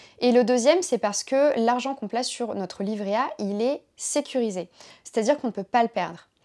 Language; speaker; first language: French; native; French